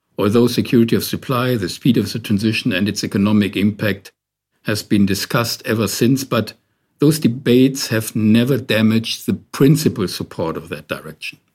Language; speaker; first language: English; non-native, fluent; German